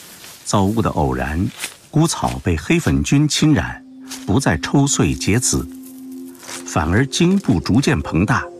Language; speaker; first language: Chinese; native; Chinese